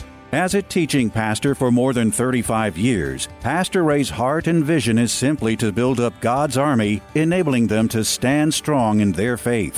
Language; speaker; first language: English; native; English